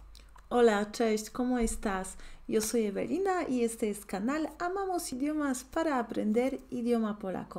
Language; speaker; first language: Spanish; non-native, fluent; Polish